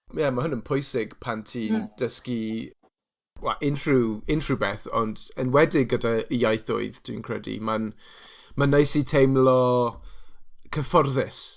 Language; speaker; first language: Welsh; non-native, local second language; English